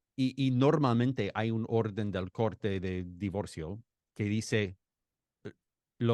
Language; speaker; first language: Spanish; non-native, fluent; English